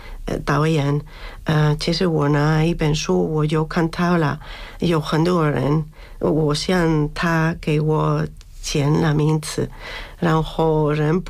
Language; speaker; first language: Chinese; non-native, learner; Spanish